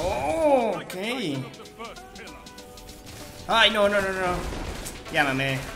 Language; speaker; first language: Spanish; native; Spanish